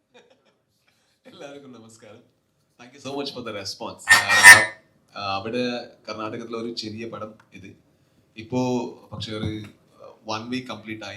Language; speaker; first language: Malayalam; non-native, local second language; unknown